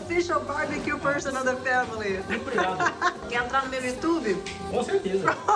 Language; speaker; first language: English; non-native, fluent; Portuguese